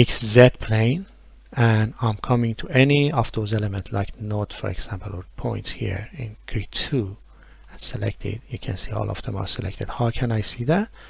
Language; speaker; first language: English; non-native, fluent; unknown